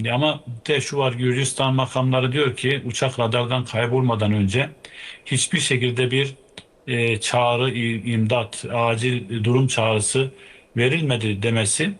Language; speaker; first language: Turkish; native; Turkish